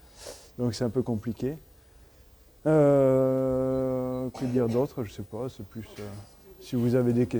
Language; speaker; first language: French; native; French